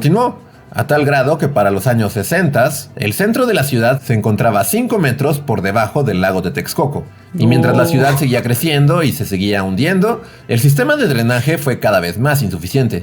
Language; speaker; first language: Spanish; native; Spanish